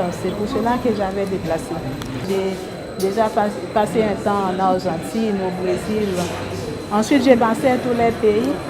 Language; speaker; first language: French; non-native, local second language; Haitian Creole